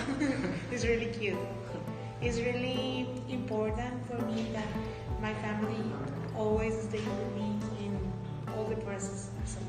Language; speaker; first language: English; non-native, fluent; Spanish